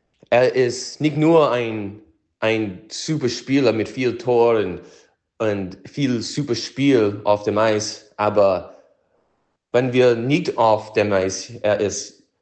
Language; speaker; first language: German; non-native, learner; English